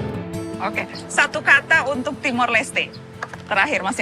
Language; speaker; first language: Indonesian; native; Indonesian